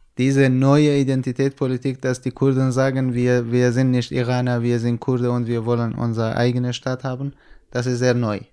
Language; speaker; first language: German; non-native, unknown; Central Kurdish